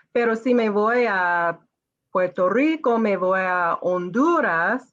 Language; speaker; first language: Spanish; non-native, fluent; English